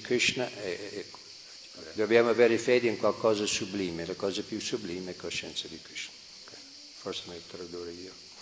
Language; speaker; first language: Italian; non-native, learner; English